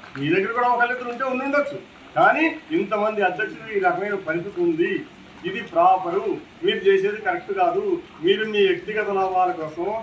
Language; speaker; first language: Telugu; native; Telugu